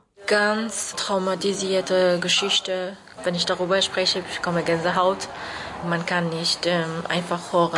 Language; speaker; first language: German; non-native, learner; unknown